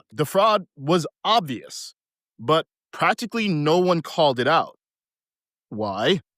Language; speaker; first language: English; early bilingual, other home language; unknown